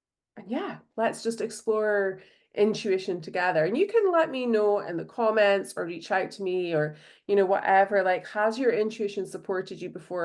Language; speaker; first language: English; native; English